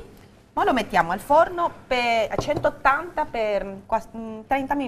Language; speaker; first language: Italian; non-native, fluent; Spanish